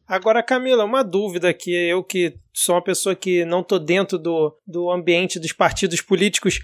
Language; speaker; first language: Portuguese; native; Portuguese